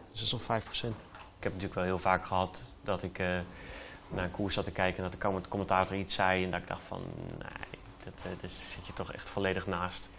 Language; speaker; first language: Dutch; native; Dutch